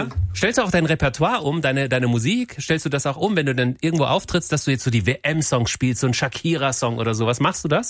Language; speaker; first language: German; native; German